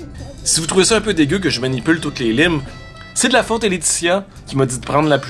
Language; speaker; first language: French; native; French